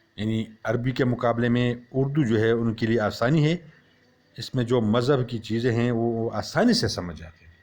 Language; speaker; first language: Urdu; non-native, local second language; Pashto